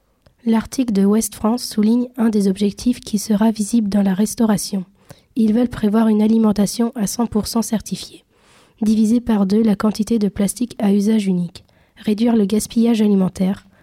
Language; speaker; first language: French; native; French